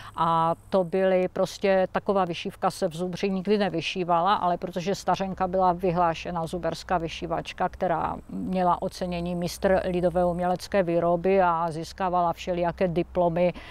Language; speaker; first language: Czech; native; Czech